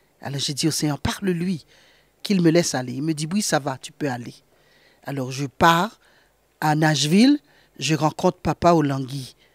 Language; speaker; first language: French; non-native, local second language; Haitian Creole